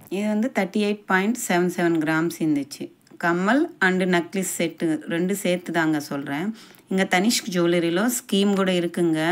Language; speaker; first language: Tamil; non-native, local second language; Telugu